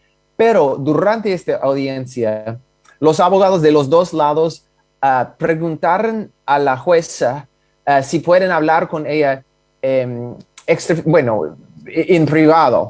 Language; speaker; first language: Spanish; non-native, fluent; English